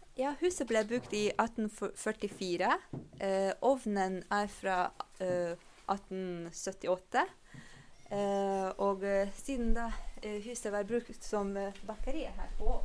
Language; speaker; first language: Norwegian; non-native, fluent; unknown